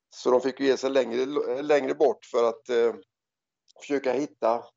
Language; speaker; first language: Swedish; native; Swedish